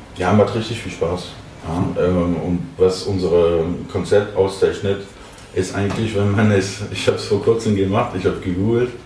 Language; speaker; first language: German; non-native, fluent; French